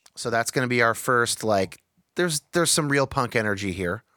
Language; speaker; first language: English; native; English